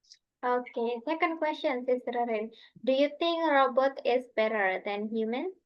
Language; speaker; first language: English; non-native, fluent; Indonesian